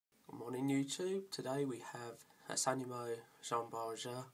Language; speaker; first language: English; native; English